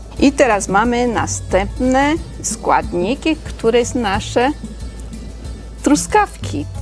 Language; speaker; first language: Polish; non-native, learner; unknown